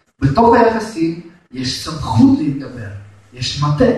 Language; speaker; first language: Hebrew; non-native, fluent; Russian